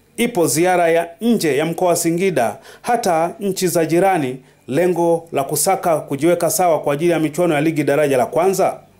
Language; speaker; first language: Swahili; native; Swahili